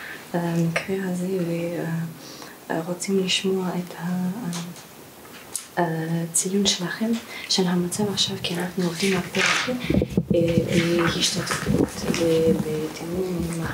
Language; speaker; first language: Hebrew; non-native, fluent; Russian